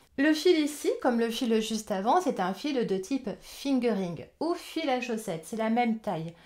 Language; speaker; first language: French; native; French